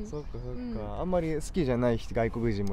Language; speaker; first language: Japanese; native; Japanese